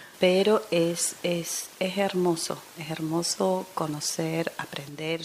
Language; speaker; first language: Spanish; non-native, fluent; Portuguese